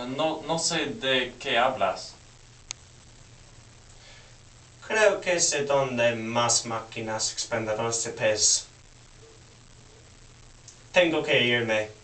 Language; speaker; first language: Spanish; non-native, learner; English